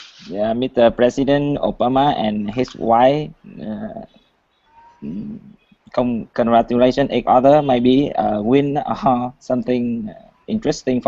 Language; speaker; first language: English; non-native, learner; Vietnamese